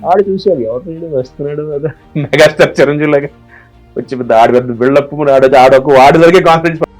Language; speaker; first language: Telugu; native; Telugu